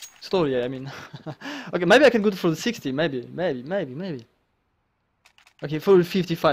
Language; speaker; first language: English; non-native, fluent; French